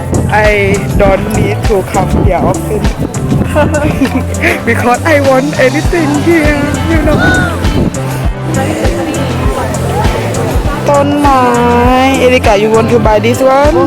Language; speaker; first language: English; non-native, learner; Thai